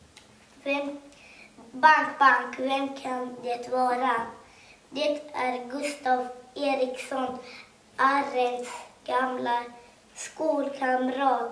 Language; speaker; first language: Swedish; early bilingual, other home language; Kurdish